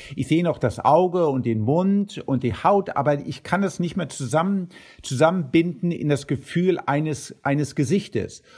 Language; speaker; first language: German; early bilingual, heritage; German